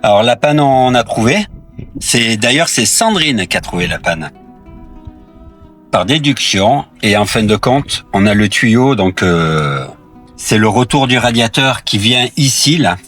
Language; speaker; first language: French; native; French